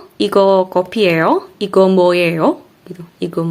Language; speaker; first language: Korean; non-native, learner; Indonesian